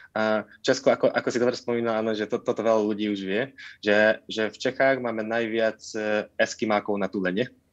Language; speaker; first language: Slovak; non-native, local second language; Hungarian